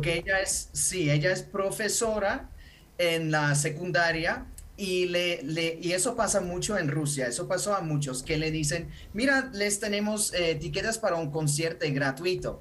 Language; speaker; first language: Spanish; non-native, fluent; Ukrainian